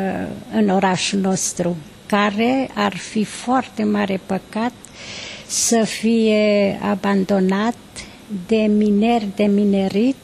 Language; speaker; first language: Romanian; non-native, local second language; Hungarian